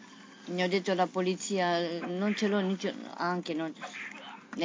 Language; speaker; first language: Italian; non-native, learner; Romanian